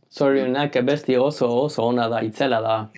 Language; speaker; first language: Basque; non-native, learner; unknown